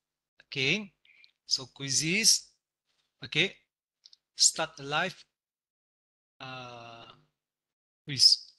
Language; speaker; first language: English; non-native, local second language; Malay